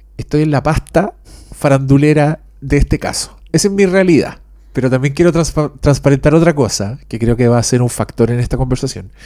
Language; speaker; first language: Spanish; native; Spanish